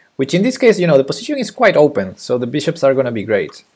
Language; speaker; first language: English; non-native, fluent; Spanish